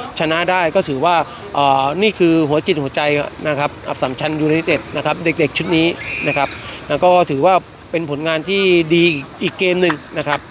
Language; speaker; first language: Thai; native; Thai